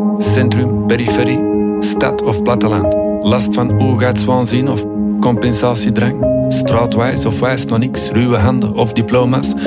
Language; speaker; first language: Dutch; native; Dutch